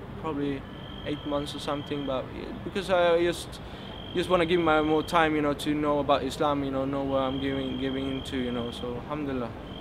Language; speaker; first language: English; non-native, fluent; Swedish